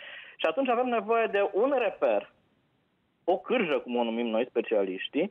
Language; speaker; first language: Romanian; native; Romanian